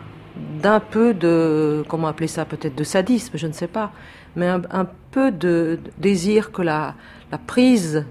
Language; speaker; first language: French; native; French